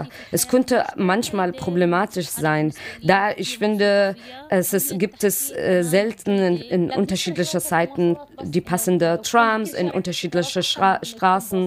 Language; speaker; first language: German; non-native, learner; Arabic